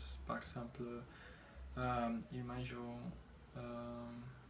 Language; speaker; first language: French; non-native, learner; Spanish